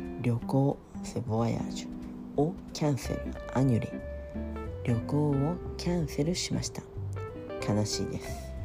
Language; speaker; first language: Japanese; non-native, fluent; French